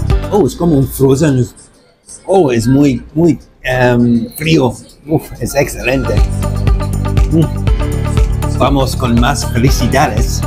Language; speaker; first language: Spanish; non-native, learner; English